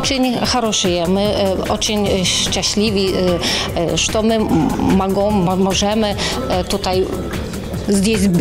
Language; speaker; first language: Russian; non-native, learner; Polish